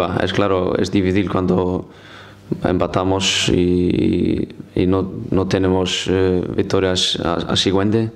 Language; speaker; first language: Spanish; non-native, fluent; Icelandic